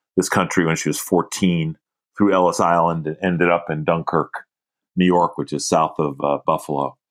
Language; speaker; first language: English; native; English